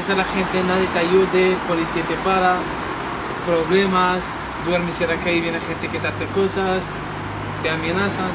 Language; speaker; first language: Spanish; non-native, learner; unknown